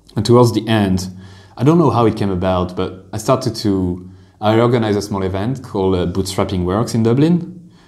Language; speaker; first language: English; non-native, fluent; French